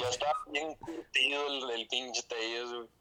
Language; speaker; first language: Spanish; native; Spanish